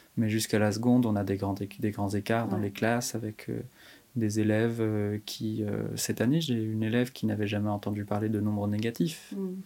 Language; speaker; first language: French; native; French